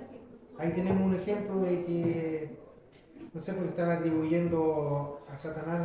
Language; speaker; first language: Spanish; native; Spanish